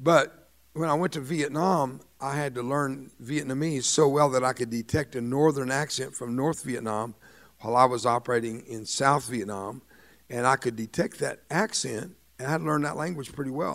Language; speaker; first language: English; early bilingual, other home language; Spanish